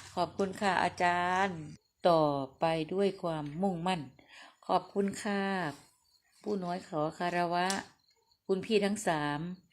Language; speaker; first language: Thai; non-native, local second language; Northeastern Thai